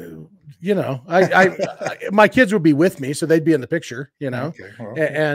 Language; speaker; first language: English; native; English